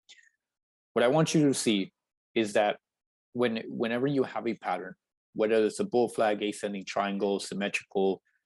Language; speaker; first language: English; native; English